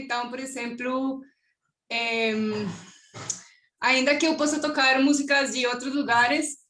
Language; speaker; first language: Portuguese; non-native, fluent; Spanish